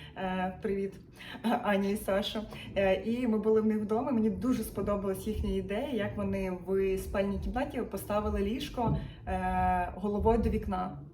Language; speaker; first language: Ukrainian; non-native, local second language; Russian